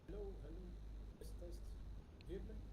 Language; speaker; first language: English; non-native, learner; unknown